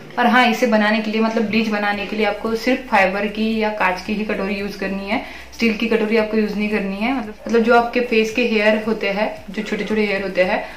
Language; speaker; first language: Hindi; non-native, local second language; Marathi